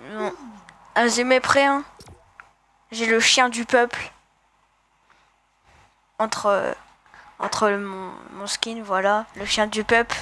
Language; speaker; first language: French; native; French